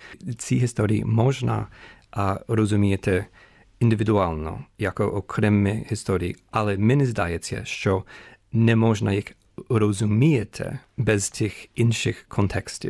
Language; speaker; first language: Ukrainian; non-native, fluent; English